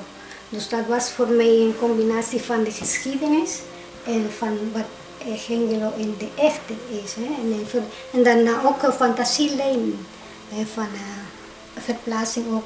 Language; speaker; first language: Dutch; non-native, fluent; Spanish